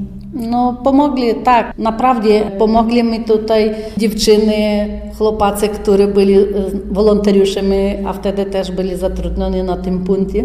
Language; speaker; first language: Polish; non-native, learner; Ukrainian